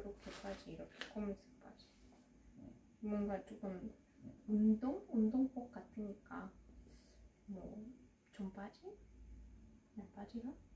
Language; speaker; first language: Korean; non-native, fluent; Russian